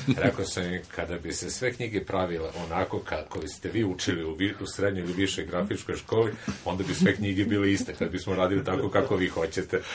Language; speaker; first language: Serbian; native; Serbian